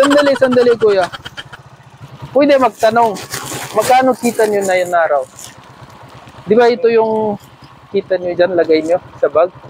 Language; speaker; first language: Filipino; non-native, learner; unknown